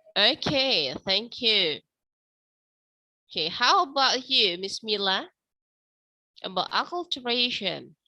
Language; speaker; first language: English; non-native, fluent; Indonesian